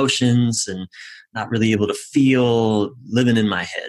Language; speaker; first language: English; native; English